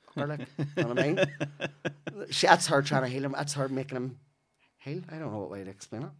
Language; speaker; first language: English; native; English